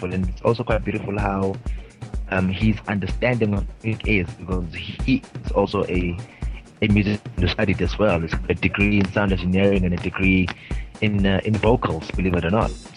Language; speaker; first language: English; non-native, local second language; Zulu